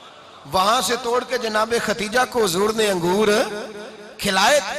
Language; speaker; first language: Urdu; non-native, local second language; Punjabi